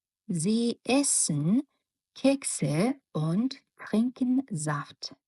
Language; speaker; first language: German; non-native, fluent; Mongolian